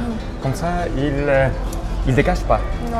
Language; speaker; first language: French; non-native, fluent; Spanish